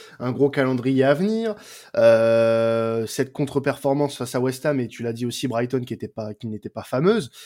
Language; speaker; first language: French; native; French